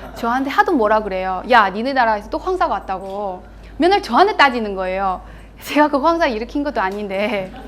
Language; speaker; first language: Korean; non-native, fluent; Chinese